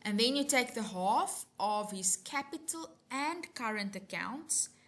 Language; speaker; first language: English; non-native, local second language; Afrikaans